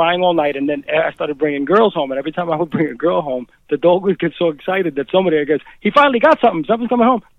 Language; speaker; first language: English; native; English